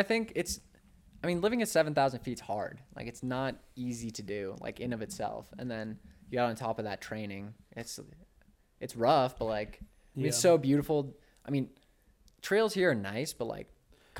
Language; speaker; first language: English; early bilingual, other home language; Spanish